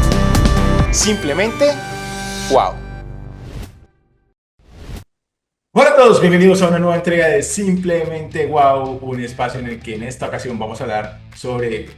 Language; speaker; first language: Spanish; native; Spanish